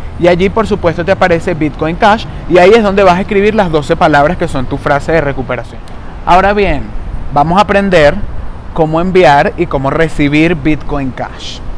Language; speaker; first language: Spanish; native; Spanish